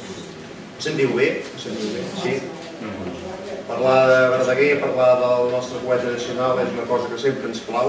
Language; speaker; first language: Catalan; native; Catalan